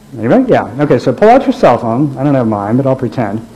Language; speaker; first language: English; native; English